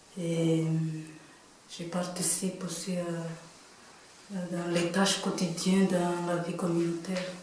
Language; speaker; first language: French; non-native, local second language; Malagasy